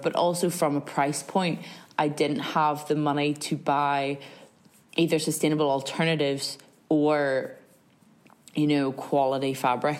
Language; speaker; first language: English; native; English